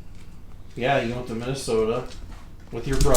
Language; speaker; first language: English; native; English